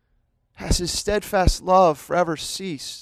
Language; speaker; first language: English; native; English